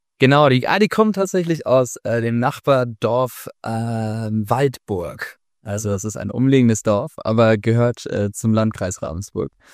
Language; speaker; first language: German; native; German